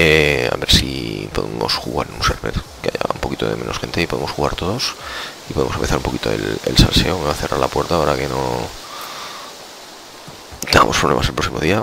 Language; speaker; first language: Spanish; native; Spanish